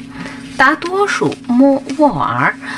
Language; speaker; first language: Chinese; non-native, learner; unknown